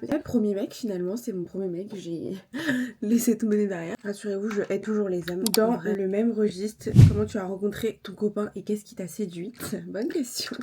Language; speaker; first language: French; native; French